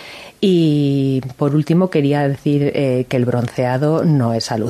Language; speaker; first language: Spanish; native; Spanish